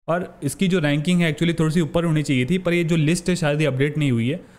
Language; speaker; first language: Hindi; native; Hindi